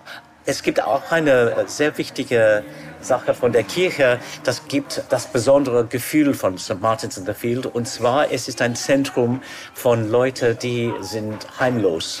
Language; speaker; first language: German; non-native, fluent; English